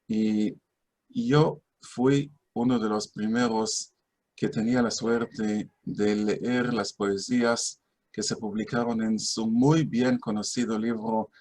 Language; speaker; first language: Spanish; non-native, fluent; Hebrew